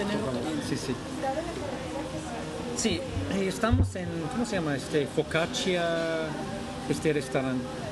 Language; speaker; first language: Spanish; non-native, fluent; English